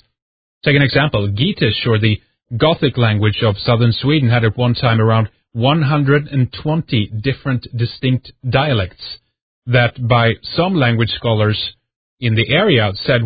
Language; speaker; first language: English; non-native, fluent; Swedish